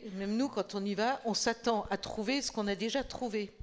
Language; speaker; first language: French; native; French